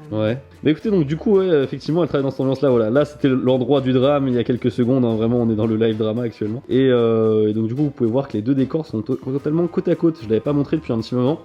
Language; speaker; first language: French; native; French